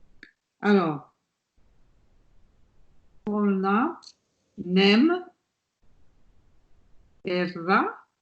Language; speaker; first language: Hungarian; non-native, learner; French